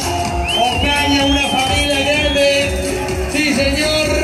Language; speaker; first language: Spanish; native; Spanish